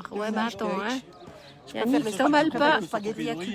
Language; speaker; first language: French; native; French